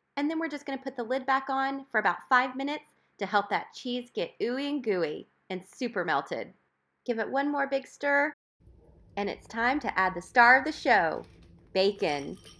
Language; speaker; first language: English; native; English